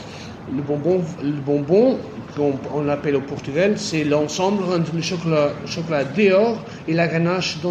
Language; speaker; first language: French; non-native, fluent; Portuguese